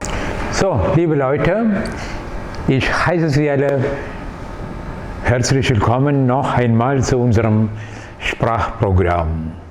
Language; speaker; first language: German; non-native, fluent; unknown